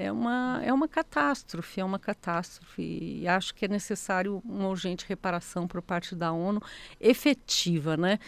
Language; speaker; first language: Portuguese; native; Portuguese